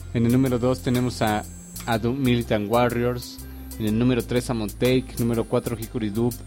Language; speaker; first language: Spanish; native; Spanish